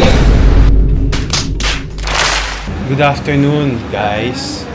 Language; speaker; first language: Filipino; native; Filipino